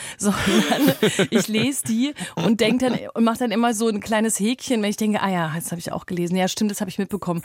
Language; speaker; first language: German; native; German